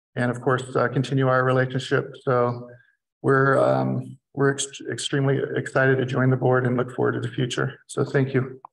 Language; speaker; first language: English; native; English